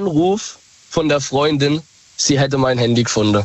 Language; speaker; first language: German; native; German